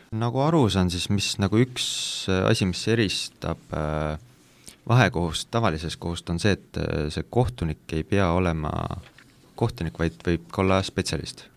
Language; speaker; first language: Estonian; native; Estonian